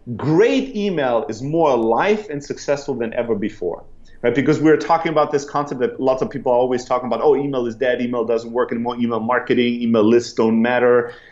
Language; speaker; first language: English; non-native, fluent; German